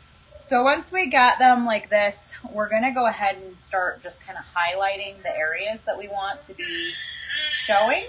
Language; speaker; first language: English; native; English